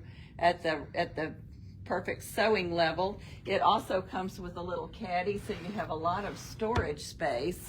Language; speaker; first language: English; native; English